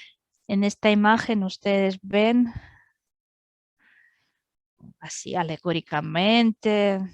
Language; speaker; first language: Spanish; non-native, fluent; Russian